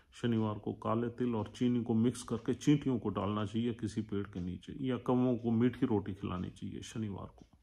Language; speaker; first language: Hindi; native; Hindi